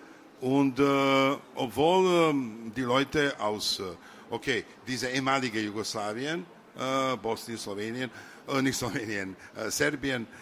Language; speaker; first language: German; non-native, learner; Serbian